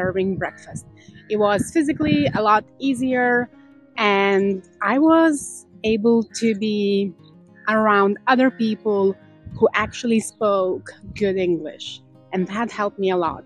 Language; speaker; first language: English; non-native, fluent; Lithuanian